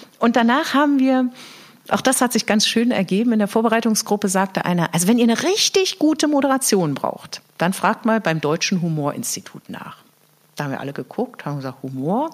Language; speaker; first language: German; native; German